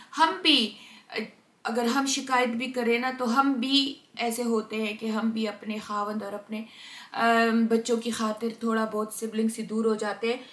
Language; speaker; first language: Hindi; non-native, local second language; Pashto